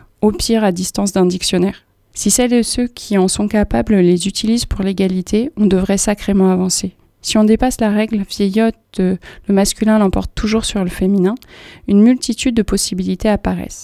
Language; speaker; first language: French; native; French